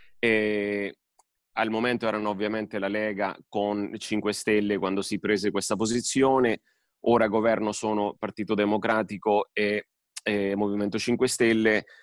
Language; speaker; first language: Italian; early bilingual, heritage; Spanish